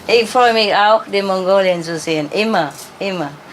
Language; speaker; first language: German; non-native, learner; Vietnamese